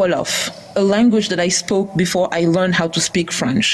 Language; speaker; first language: English; non-native, fluent; Wolof